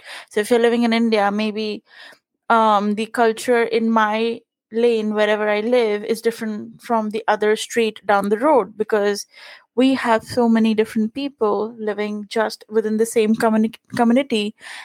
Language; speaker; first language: English; non-native, local second language; Punjabi